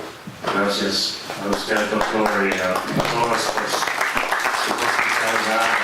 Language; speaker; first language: Spanish; non-native, fluent; English